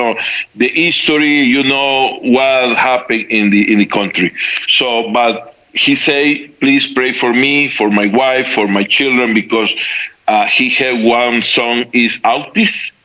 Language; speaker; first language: English; non-native, learner; Spanish